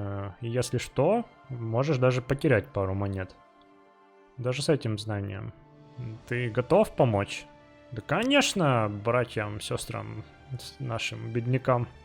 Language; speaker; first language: Russian; native; Russian